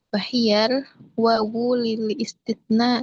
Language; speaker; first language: Arabic; non-native, learner; Indonesian